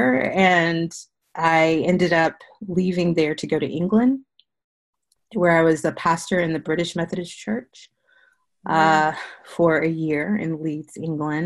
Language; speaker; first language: English; native; English